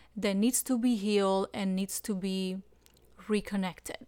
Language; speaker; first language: English; non-native, fluent; Spanish